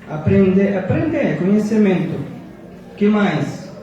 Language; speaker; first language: Portuguese; non-native, fluent; Arabic